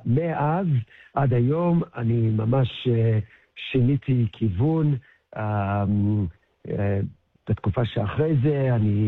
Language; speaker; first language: Hebrew; early bilingual, heritage; English